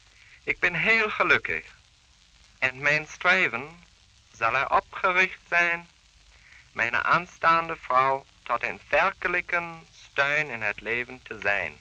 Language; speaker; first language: Dutch; non-native, fluent; German